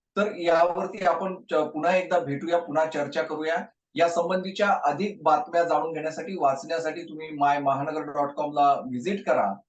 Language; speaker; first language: Marathi; native; Marathi